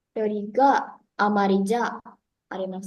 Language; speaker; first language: Japanese; non-native, learner; Indonesian